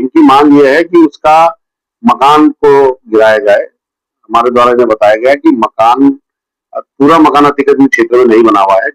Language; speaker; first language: Hindi; native; Hindi